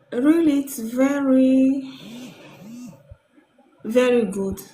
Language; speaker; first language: English; non-native, learner; French